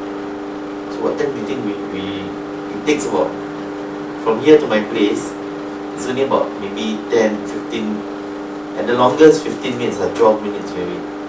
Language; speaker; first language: English; non-native, local second language; Malay